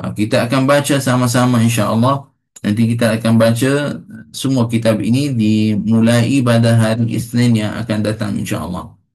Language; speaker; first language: Malay; native; Malay